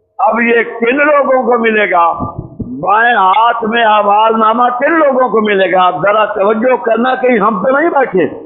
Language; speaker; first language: Urdu; non-native, local second language; Punjabi